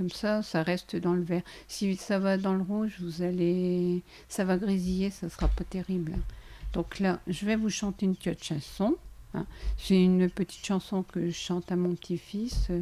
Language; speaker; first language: French; native; French